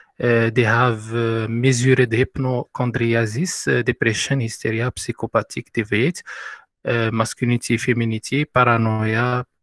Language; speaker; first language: English; non-native, fluent; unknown